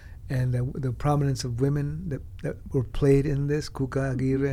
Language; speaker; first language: English; early bilingual, other home language; Spanish